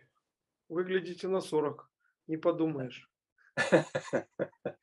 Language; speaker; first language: Russian; native; Russian